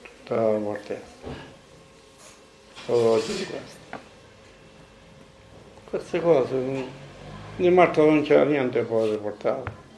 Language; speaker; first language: Italian; non-native, learner; Maltese